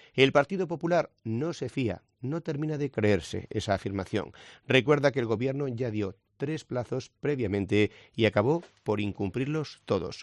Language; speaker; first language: Spanish; native; Spanish